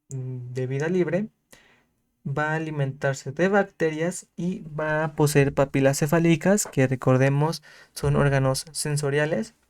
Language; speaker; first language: Spanish; native; Spanish